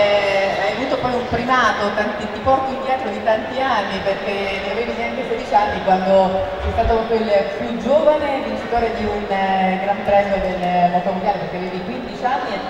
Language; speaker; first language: Italian; native; Italian